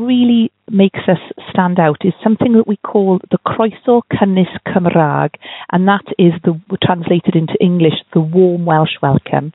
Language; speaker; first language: English; native; English